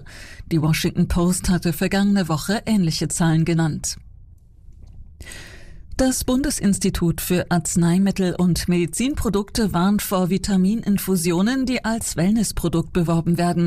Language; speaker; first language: German; native; German